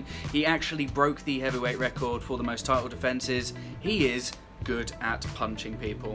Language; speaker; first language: English; native; English